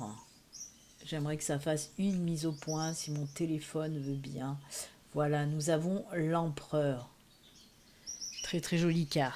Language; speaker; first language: French; native; French